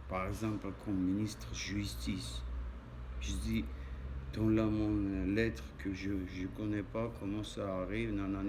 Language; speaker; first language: French; non-native, learner; Armenian